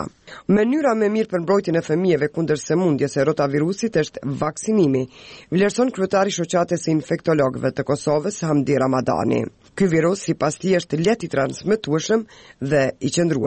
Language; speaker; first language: Albanian; native; Albanian